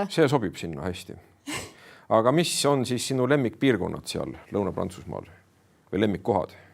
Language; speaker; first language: Estonian; native; Estonian